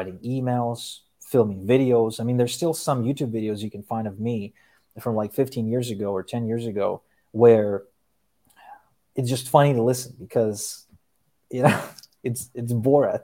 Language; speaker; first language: English; early bilingual, other home language; Ukrainian